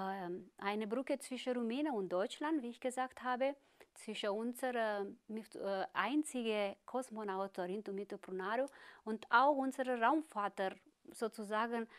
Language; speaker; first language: German; non-native, fluent; Romanian